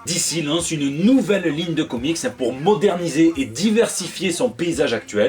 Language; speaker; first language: French; native; French